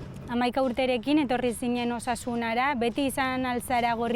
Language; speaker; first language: Basque; native; Basque